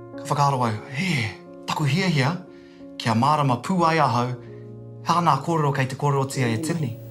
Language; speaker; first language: Māori; non-native, local second language; English